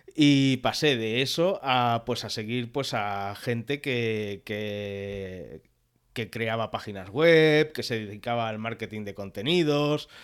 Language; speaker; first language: Spanish; non-native, local second language; Catalan